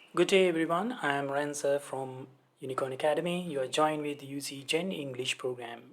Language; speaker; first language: English; non-native, local second language; Sinhala